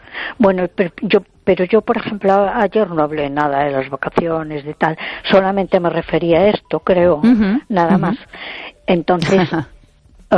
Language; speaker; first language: Spanish; native; Spanish